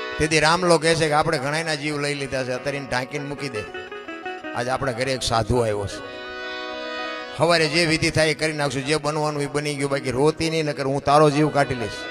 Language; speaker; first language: Gujarati; native; Gujarati